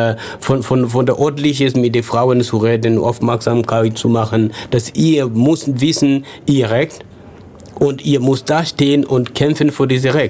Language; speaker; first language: German; non-native, fluent; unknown